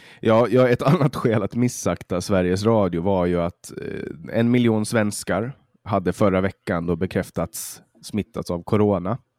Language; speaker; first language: Swedish; native; Swedish